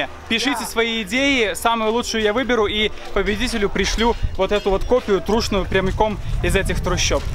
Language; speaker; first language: Russian; native; Russian